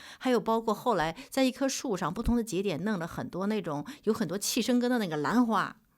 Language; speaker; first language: Chinese; native; Chinese